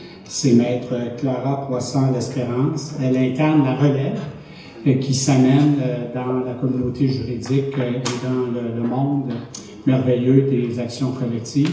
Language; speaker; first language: French; native; French